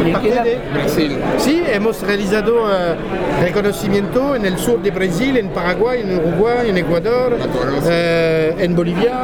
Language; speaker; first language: Spanish; non-native, fluent; French